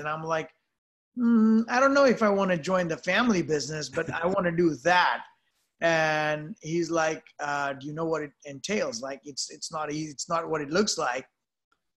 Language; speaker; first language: English; non-native, local second language; Gujarati